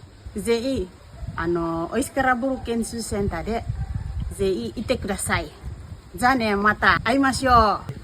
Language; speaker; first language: Japanese; non-native, learner; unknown